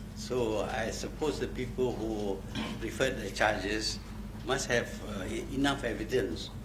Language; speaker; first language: English; non-native, local second language; Malay